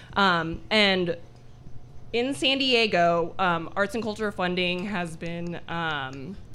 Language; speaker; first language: English; early bilingual, other home language; Filipino